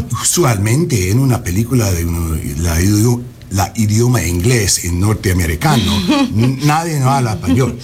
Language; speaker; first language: Spanish; non-native, fluent; English